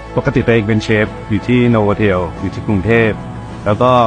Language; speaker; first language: Thai; native; Thai